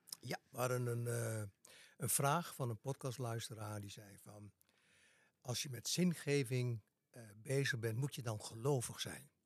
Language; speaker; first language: Dutch; native; Dutch